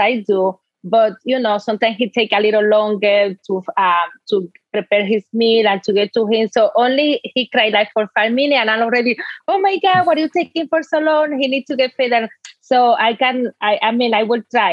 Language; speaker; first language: English; non-native, fluent; Spanish